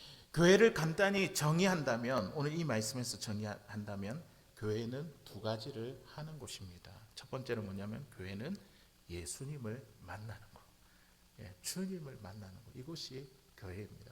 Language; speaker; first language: Korean; native; Korean